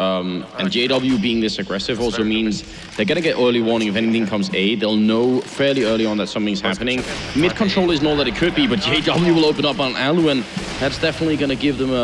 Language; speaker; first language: English; non-native, fluent; Swedish